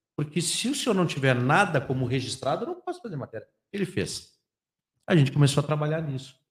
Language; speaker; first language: Portuguese; native; Portuguese